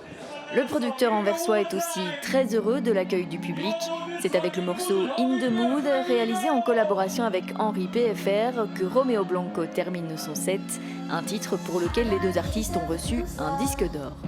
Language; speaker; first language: French; native; French